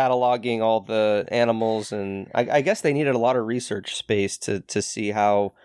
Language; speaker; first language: English; native; English